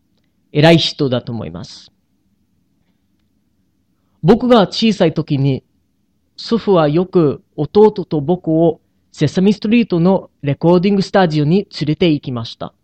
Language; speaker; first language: Japanese; non-native, learner; English